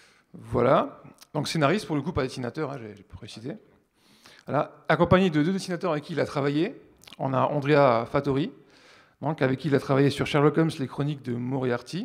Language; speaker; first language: French; native; French